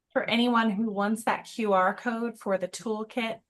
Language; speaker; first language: English; native; English